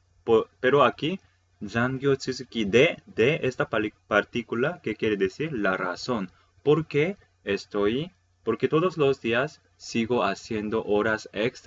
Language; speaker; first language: Spanish; non-native, fluent; Korean